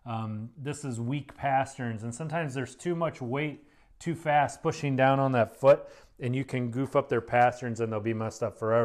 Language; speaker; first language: English; native; English